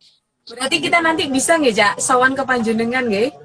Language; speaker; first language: Indonesian; non-native, local second language; Javanese